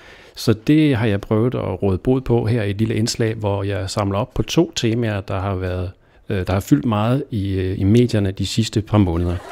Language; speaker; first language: Danish; native; Danish